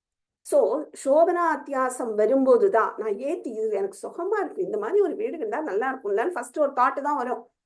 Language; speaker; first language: Tamil; native; Tamil